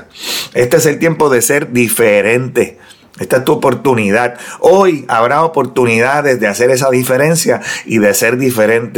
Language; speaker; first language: Spanish; native; Spanish